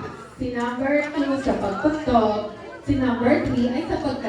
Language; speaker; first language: Filipino; native; Filipino